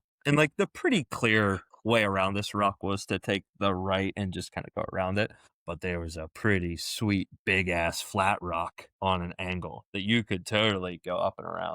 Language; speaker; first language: English; native; English